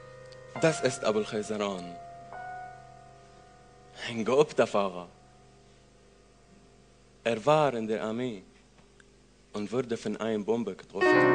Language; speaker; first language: German; non-native, learner; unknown